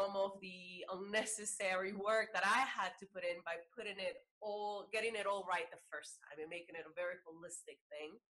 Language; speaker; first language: English; non-native, fluent; Spanish